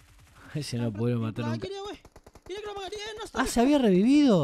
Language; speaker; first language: Spanish; native; Spanish